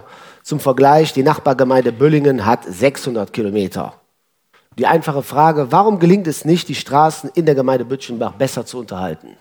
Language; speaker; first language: German; native; German